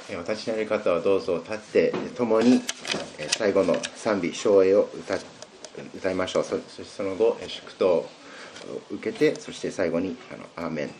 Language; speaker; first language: Japanese; native; Japanese